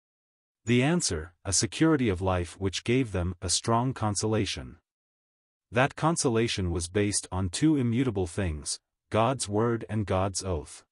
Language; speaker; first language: English; native; English